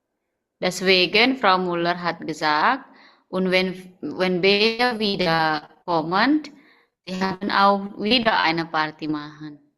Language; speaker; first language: German; non-native, learner; Indonesian